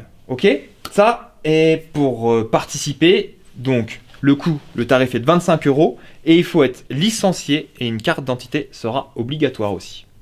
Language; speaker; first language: French; native; French